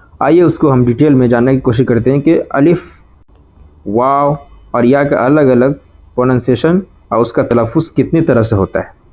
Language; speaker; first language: Urdu; native; Urdu